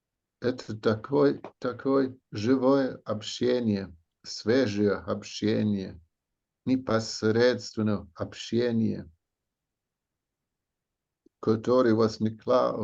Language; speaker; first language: Russian; non-native, fluent; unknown